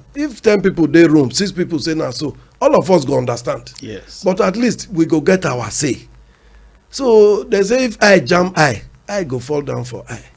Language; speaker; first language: Nigerian Pidgin; non-native, local second language; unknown